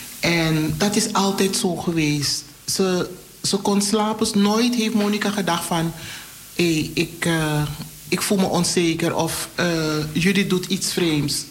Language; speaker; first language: Dutch; native; Dutch